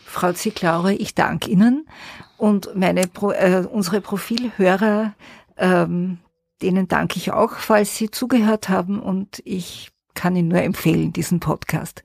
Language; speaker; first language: German; native; German